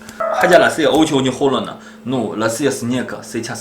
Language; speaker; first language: Russian; non-native, learner; Chinese